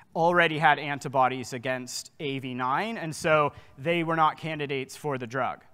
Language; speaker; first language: English; native; English